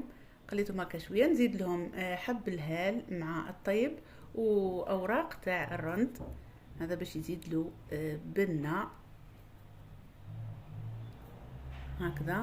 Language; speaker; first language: Arabic; native; Arabic